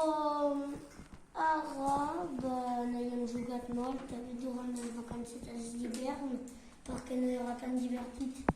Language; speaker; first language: Catalan; non-native, local second language; French